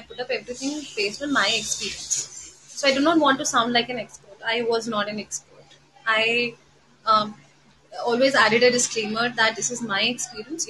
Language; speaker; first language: English; non-native, local second language; Hindi